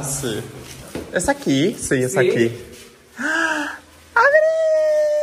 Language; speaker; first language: Spanish; native; Spanish